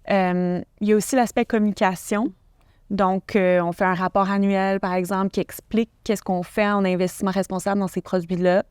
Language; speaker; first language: French; native; French